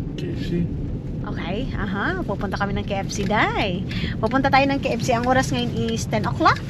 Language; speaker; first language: Filipino; non-native, local second language; Cebuano